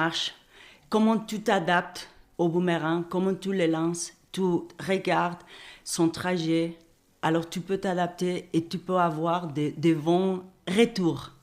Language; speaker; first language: French; non-native, fluent; Spanish